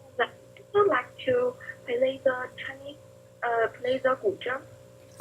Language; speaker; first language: English; non-native, learner; Chinese